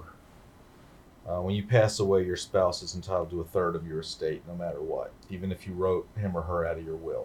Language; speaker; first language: English; native; English